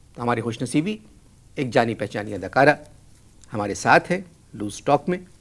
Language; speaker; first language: Urdu; native; Urdu